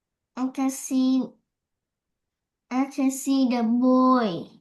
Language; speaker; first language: English; non-native, learner; Vietnamese